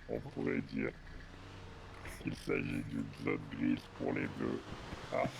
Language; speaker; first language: French; native; French